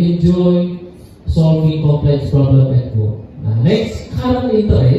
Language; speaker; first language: English; non-native, learner; Indonesian